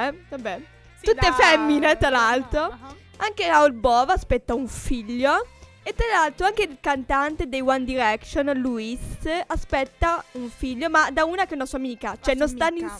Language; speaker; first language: Italian; native; Italian